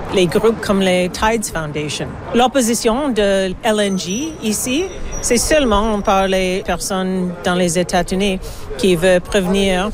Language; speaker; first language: French; non-native, learner; English